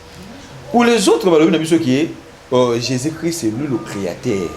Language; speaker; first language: French; non-native, local second language; Lingala